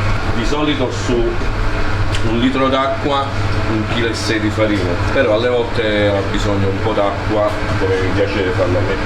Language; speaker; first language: Italian; native; Italian